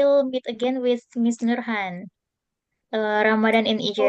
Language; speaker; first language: English; non-native, fluent; Indonesian